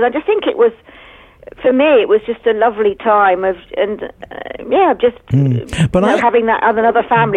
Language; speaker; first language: English; native; English